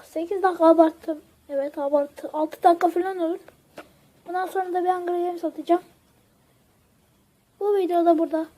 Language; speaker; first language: Turkish; native; Turkish